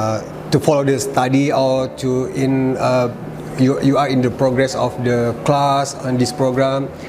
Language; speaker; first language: English; non-native, learner; Indonesian